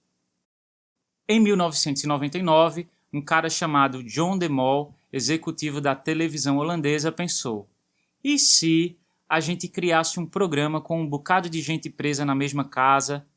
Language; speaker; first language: Portuguese; native; Portuguese